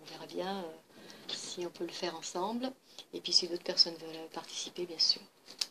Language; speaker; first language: French; native; French